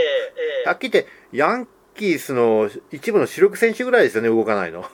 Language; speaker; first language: Japanese; native; Japanese